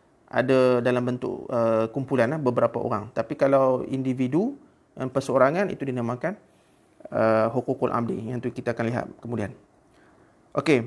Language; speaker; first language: Malay; native; Malay